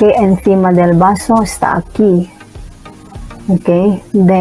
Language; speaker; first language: Spanish; non-native, fluent; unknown